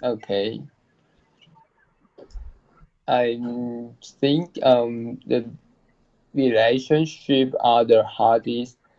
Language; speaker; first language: English; non-native, learner; Chinese